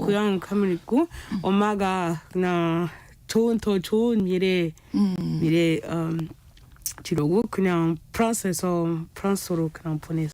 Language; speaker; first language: Korean; non-native, fluent; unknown